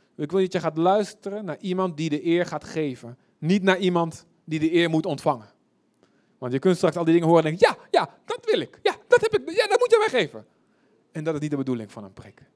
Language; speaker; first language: Dutch; early bilingual, other home language; Indonesian